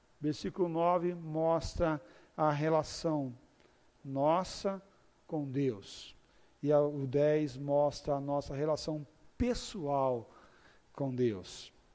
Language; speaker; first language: Portuguese; native; Portuguese